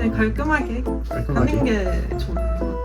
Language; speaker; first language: Korean; non-native, fluent; Japanese